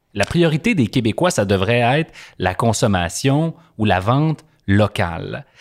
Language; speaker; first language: French; native; French